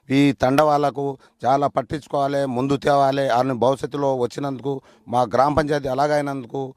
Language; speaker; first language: Telugu; non-native, local second language; Lambadi